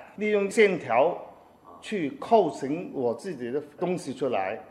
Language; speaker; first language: Chinese; non-native, fluent; Cantonese